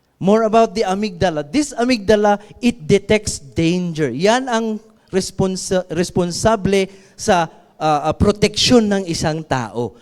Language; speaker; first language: Filipino; non-native, local second language; Iloko